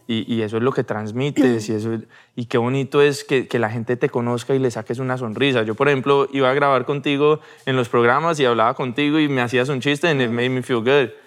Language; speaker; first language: Spanish; early bilingual, heritage; Spanish